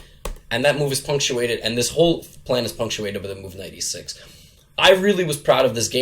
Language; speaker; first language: English; native; English